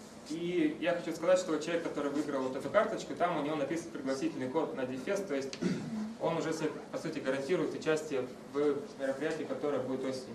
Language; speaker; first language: Russian; native; Russian